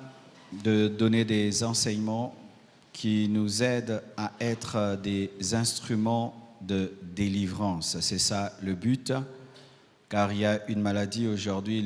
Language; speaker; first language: French; non-native, local second language; Lingala